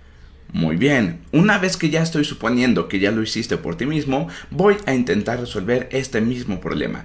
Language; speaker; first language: Spanish; native; Spanish